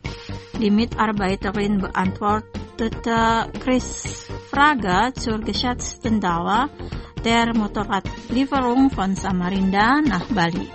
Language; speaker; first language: German; non-native, fluent; Indonesian